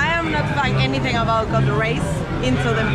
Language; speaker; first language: English; non-native, learner; Spanish